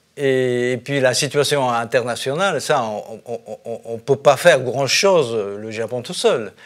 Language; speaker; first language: French; non-native, fluent; Japanese